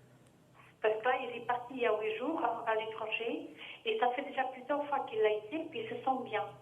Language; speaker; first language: French; native; French